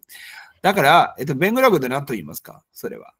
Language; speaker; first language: Japanese; non-native, fluent; Bangla